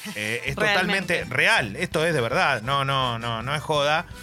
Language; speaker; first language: Spanish; native; Spanish